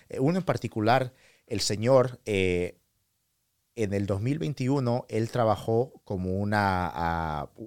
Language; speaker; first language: Spanish; early bilingual, heritage; Spanish